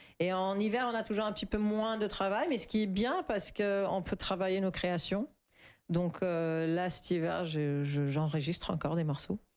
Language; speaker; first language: French; non-native, fluent; English